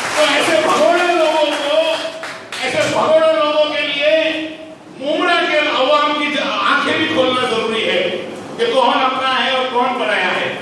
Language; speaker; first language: Hindi; native; Hindi